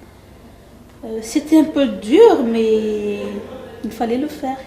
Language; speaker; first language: French; non-native, local second language; Malagasy